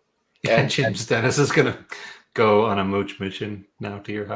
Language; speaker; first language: English; native; English